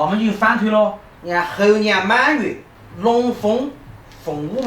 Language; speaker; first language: Chinese; native; Chinese